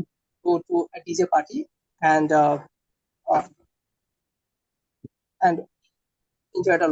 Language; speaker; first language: English; non-native, learner; Bangla